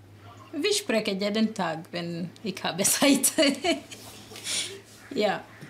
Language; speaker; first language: German; non-native, learner; Swahili